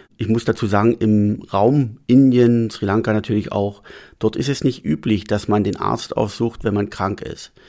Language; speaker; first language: German; native; German